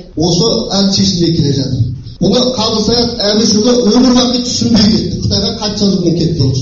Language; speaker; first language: Kazakh; early bilingual, heritage; Kazakh